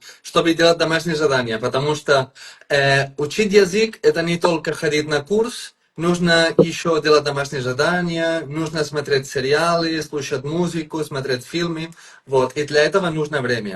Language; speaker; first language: Russian; non-native, fluent; Catalan